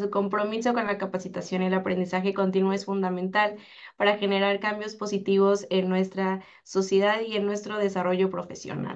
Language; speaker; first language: Spanish; native; Spanish